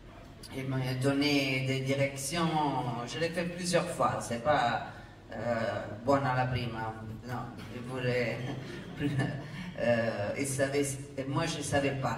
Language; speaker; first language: French; non-native, fluent; Italian